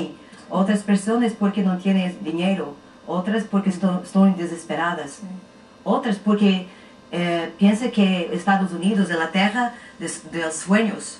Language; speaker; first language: Spanish; non-native, learner; Portuguese